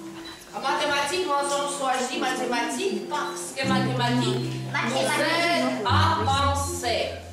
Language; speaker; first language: French; non-native, fluent; Latvian